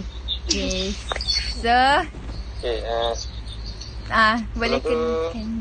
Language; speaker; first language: Malay; native; Malay